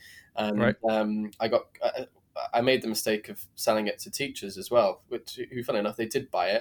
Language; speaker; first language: English; native; English